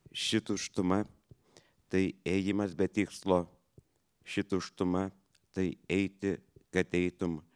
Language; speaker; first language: French; non-native, fluent; Lithuanian